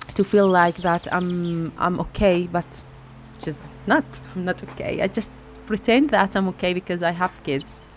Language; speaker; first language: English; non-native, fluent; Arabic